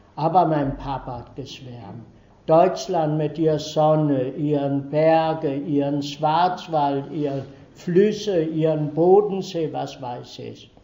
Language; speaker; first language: German; early bilingual, heritage; German